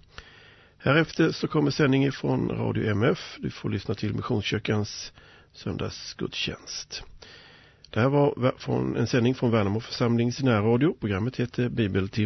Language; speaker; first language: Swedish; native; Swedish